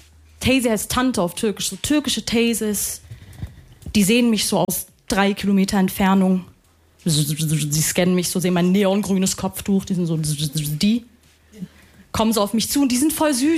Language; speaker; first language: German; early bilingual, other home language; Arabic